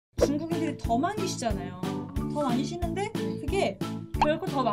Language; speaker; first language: Korean; native; Korean